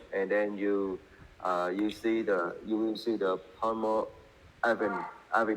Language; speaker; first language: English; non-native, learner; Vietnamese